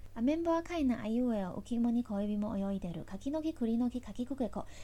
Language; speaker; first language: Japanese; non-native, fluent; Chinese